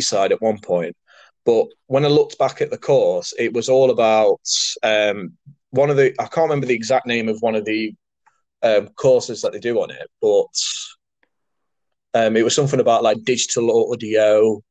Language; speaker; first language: English; native; English